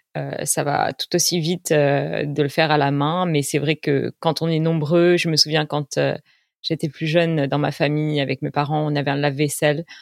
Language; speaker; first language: French; native; French